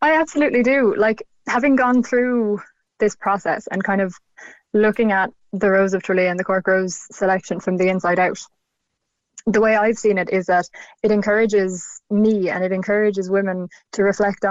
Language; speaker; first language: English; native; English